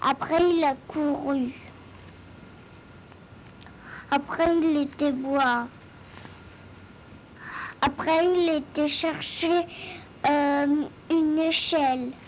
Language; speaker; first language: French; early bilingual, other home language; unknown